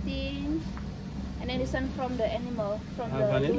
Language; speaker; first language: English; non-native, learner; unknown